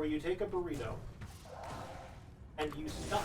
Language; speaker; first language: English; native; English